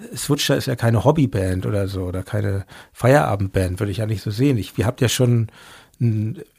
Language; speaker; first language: German; native; German